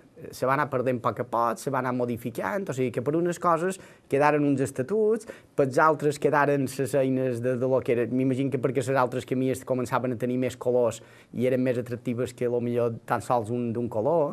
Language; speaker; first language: Catalan; native; Catalan